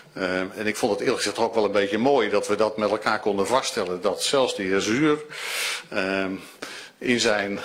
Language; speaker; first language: Dutch; native; Dutch